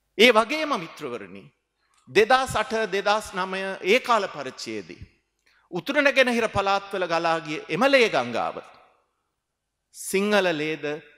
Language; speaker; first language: Sinhala; non-native, local second language; Tamil